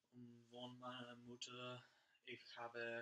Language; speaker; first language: German; non-native, learner; English